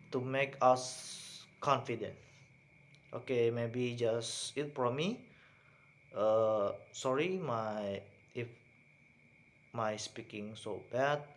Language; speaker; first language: English; non-native, learner; Indonesian